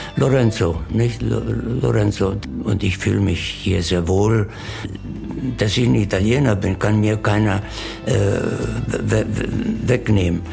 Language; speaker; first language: German; non-native, fluent; Italian